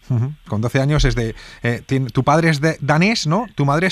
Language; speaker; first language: Spanish; native; Spanish